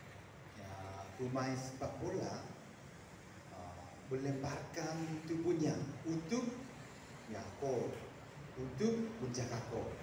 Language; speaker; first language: Indonesian; non-native, fluent; Korean